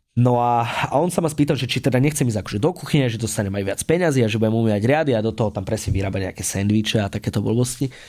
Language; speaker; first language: Slovak; native; Slovak